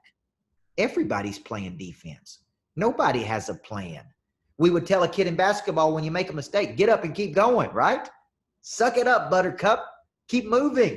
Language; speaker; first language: English; native; English